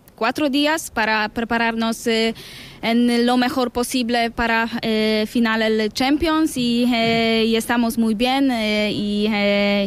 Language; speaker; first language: Spanish; non-native, learner; Polish